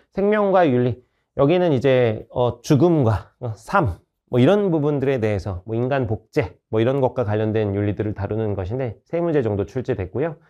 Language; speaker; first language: Korean; native; Korean